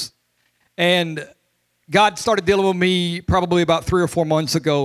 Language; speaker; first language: English; native; English